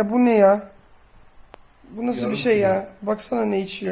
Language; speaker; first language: Turkish; early bilingual, heritage; Turkish